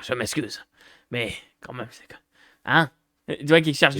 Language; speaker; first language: French; native; French